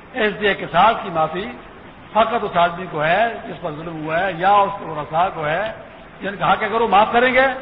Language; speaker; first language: Urdu; non-native, local second language; Pashto